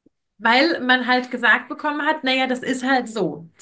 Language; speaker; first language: German; native; German